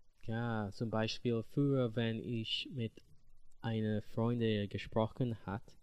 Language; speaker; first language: German; non-native, learner; English